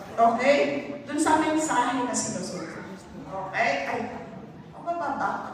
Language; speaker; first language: Filipino; non-native, local second language; Iloko